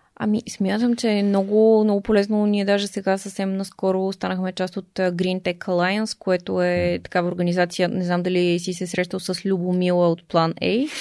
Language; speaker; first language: Bulgarian; native; Bulgarian